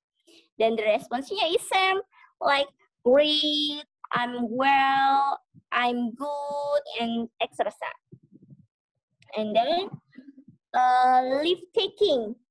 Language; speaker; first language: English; non-native, learner; Indonesian